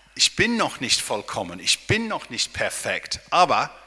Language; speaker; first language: German; non-native, fluent; English